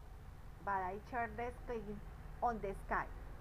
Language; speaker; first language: English; non-native, learner; Spanish